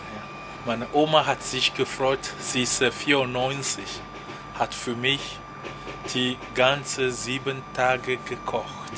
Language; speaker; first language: German; non-native, fluent; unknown